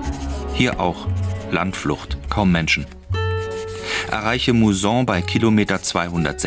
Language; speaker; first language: German; native; German